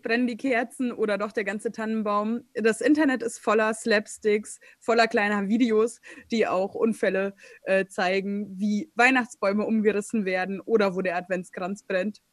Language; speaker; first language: German; native; German